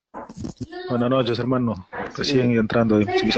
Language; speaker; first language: Spanish; native; Spanish